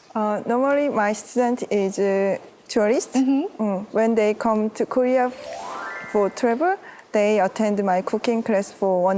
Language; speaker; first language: English; non-native, learner; Korean